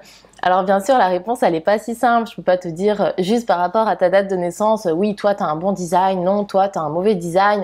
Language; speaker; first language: French; native; French